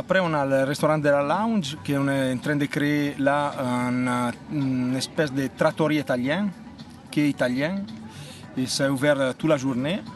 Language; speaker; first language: French; non-native, fluent; Italian